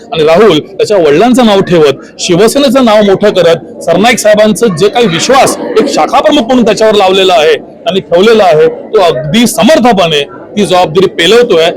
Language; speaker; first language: Marathi; native; Marathi